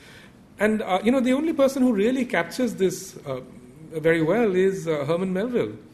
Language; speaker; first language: English; non-native, local second language; Bangla